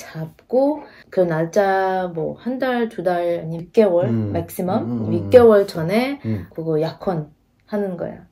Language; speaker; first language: Korean; non-native, fluent; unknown